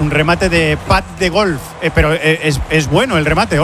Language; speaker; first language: Spanish; native; Spanish